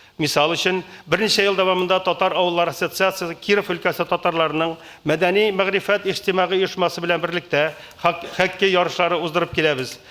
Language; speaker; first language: Tatar; native; Tatar